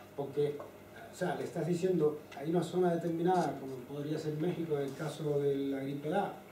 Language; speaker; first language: Spanish; native; Spanish